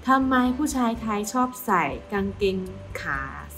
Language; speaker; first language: Thai; non-native, fluent; Chinese